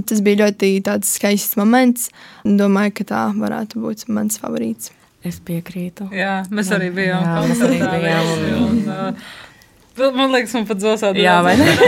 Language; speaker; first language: Latvian; native; Latvian